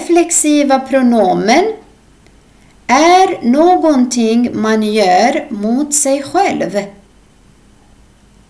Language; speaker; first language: Swedish; non-native, fluent; Arabic